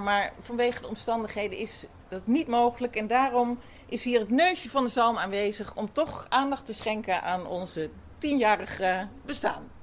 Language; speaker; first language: Dutch; native; Dutch